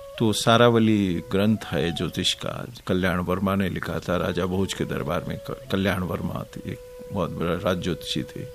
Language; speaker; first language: Hindi; native; Hindi